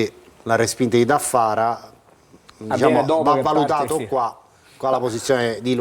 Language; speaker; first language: Italian; native; Italian